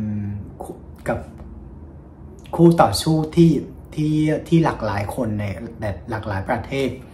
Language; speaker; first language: Thai; non-native, fluent; Vietnamese